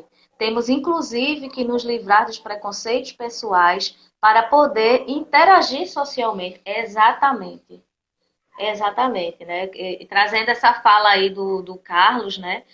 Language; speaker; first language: Portuguese; native; Portuguese